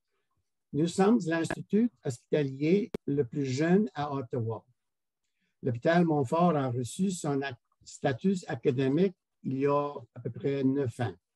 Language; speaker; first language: French; non-native, local second language; English